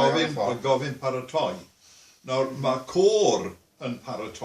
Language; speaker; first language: Welsh; native; Welsh